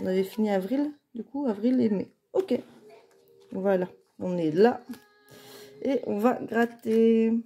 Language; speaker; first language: French; native; French